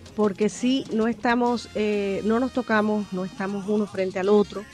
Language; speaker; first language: Spanish; native; Spanish